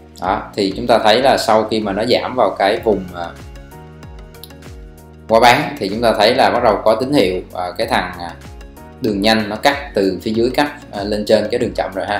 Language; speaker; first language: Vietnamese; native; Vietnamese